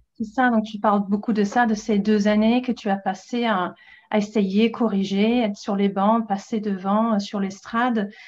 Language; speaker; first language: French; non-native, fluent; English